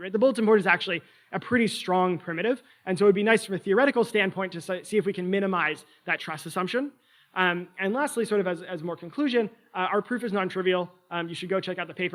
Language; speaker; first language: English; native; English